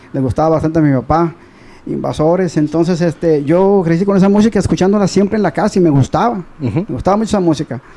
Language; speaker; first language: Spanish; native; Spanish